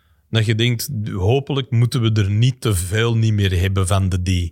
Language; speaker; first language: Dutch; non-native, local second language; English